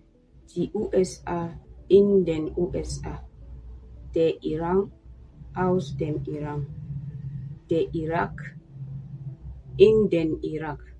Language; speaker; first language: German; non-native, fluent; French